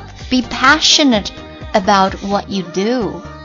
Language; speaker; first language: English; non-native, fluent; Chinese